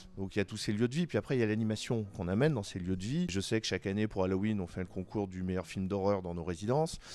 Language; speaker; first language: French; native; French